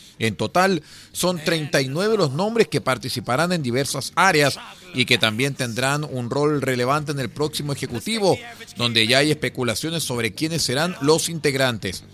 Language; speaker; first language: Spanish; native; Spanish